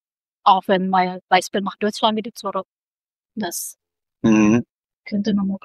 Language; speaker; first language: German; non-native, local second language; Indonesian